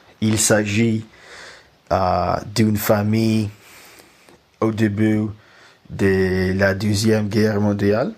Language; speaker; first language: French; non-native, learner; Russian